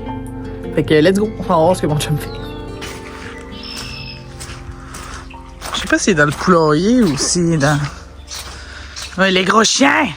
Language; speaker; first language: French; native; French